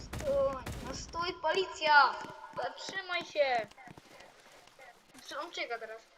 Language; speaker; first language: Polish; native; Polish